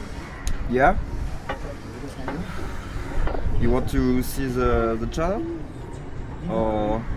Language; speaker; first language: English; non-native, learner; French